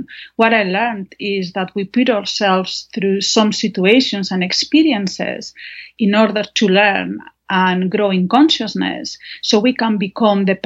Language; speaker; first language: English; non-native, fluent; Spanish